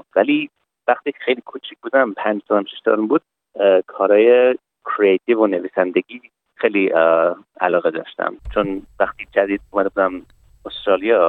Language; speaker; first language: Persian; early bilingual, heritage; Persian